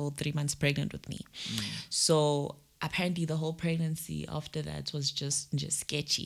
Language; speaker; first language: English; non-native, local second language; Zulu